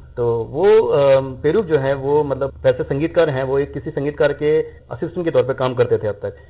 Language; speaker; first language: Hindi; non-native, local second language; Malayalam